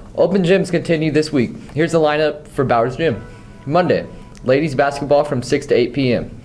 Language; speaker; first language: English; native; English